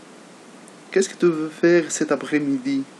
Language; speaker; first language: French; non-native, learner; Arabic